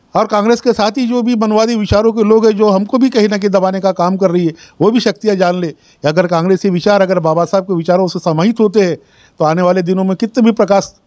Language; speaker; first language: Hindi; non-native, local second language; Marathi